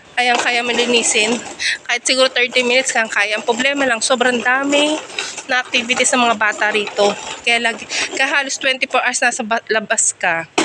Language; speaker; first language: Filipino; native; Filipino